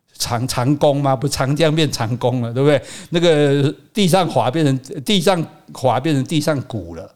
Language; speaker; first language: Chinese; native; Chinese